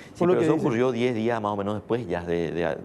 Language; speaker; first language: Spanish; native; Spanish